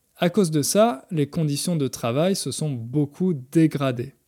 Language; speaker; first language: French; native; French